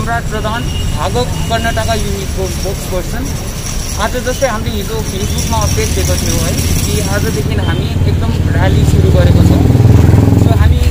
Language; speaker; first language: Nepali; native; Nepali